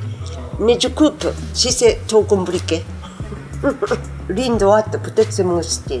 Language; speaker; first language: French; non-native, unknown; Japanese